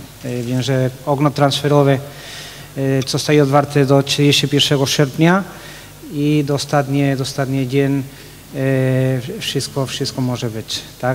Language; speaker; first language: Polish; non-native, learner; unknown